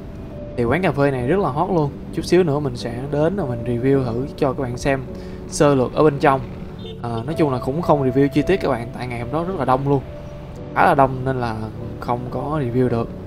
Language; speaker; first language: Vietnamese; native; Vietnamese